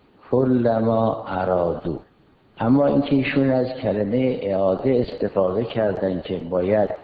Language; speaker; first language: Persian; native; Persian